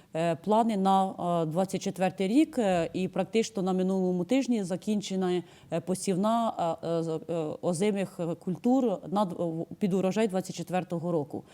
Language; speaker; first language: Ukrainian; native; Ukrainian